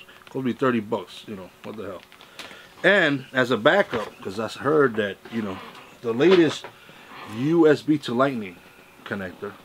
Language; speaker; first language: English; native; English